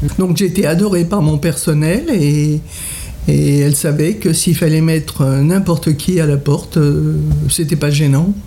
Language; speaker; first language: French; early bilingual, other home language; Italian